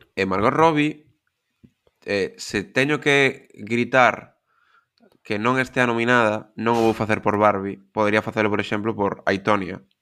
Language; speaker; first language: Galician; non-native, local second language; Spanish